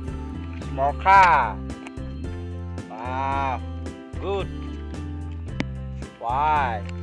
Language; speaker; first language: English; non-native, learner; Khmer